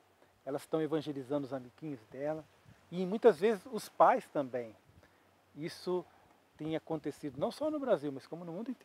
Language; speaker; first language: Portuguese; native; Portuguese